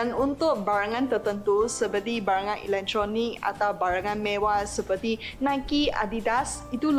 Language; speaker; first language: Indonesian; non-native, fluent; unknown